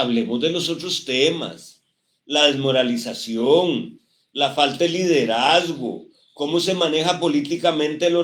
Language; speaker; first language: Spanish; native; Spanish